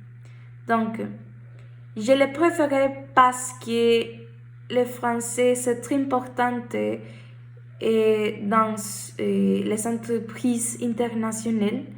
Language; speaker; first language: French; non-native, learner; Spanish